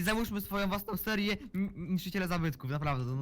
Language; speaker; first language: Polish; native; Polish